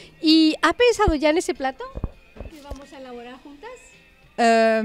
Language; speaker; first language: Spanish; native; Spanish